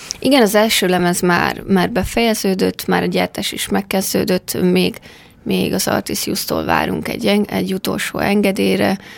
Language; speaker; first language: Hungarian; native; Hungarian